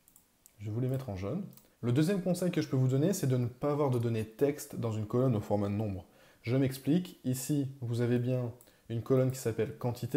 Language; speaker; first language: French; native; French